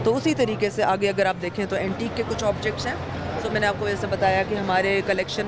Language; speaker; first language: Hindi; native; Hindi